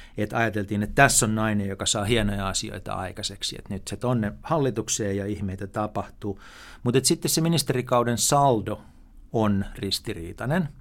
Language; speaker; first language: Finnish; native; Finnish